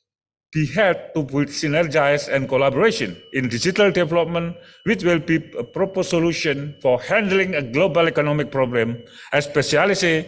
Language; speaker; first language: English; non-native, fluent; Indonesian